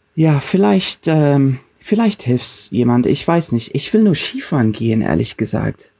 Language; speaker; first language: German; non-native, fluent; English